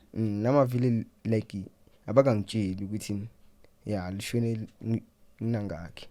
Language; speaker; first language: Zulu; non-native, local second language; Southern Sotho